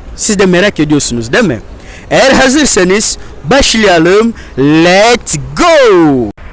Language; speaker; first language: Turkish; non-native, fluent; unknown